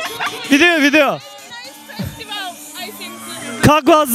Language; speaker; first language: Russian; non-native, learner; Turkish